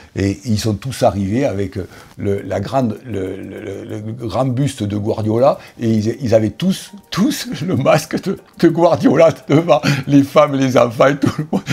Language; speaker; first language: French; native; French